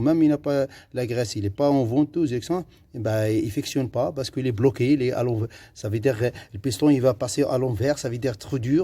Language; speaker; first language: French; non-native, fluent; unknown